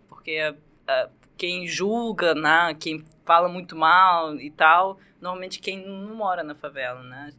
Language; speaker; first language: Portuguese; non-native, fluent; Russian